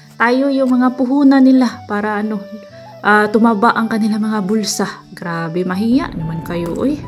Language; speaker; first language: Filipino; non-native, local second language; Cebuano